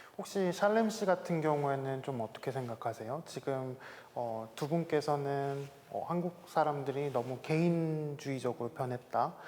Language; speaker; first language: Korean; native; Korean